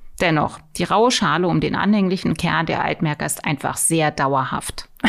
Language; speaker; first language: German; native; German